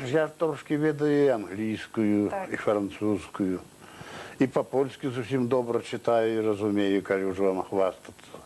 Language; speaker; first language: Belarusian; native; Belarusian